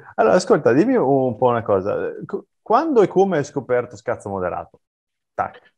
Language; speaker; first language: Italian; native; Italian